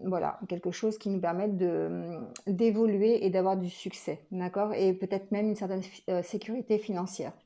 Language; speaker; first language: French; native; French